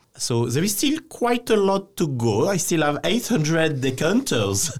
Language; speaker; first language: English; non-native, fluent; French